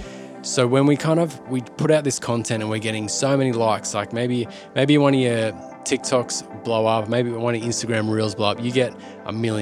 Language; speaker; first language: English; native; English